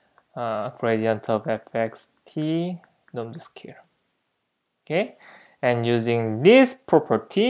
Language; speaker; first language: English; non-native, fluent; Korean